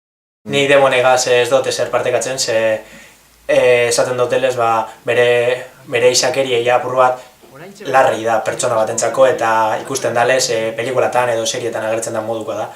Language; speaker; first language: Basque; native; Basque